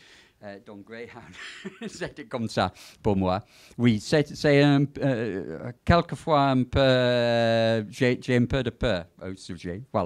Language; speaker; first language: French; non-native, fluent; English